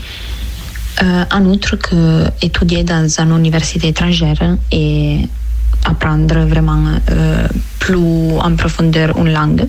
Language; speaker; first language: French; non-native, fluent; Italian